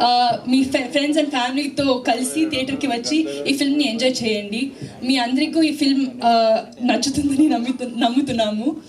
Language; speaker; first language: Telugu; non-native, learner; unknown